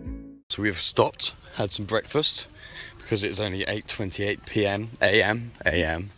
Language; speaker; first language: English; native; English